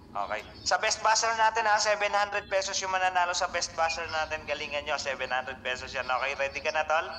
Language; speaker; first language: Filipino; native; Filipino